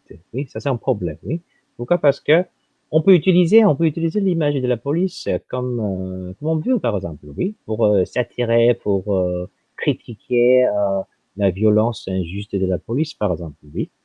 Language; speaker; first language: French; non-native, fluent; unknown